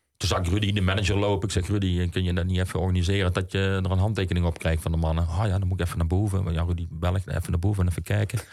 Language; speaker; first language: Dutch; native; Dutch